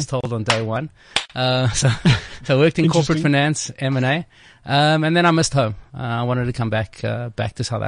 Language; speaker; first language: English; native; English